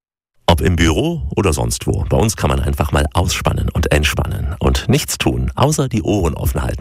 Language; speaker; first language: German; native; German